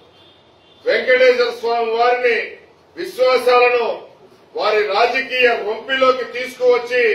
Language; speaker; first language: Telugu; native; Telugu